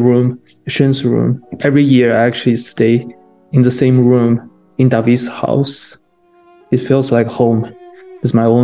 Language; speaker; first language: English; non-native, fluent; Chinese